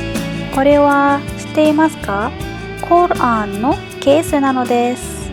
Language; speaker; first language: Japanese; non-native, fluent; Arabic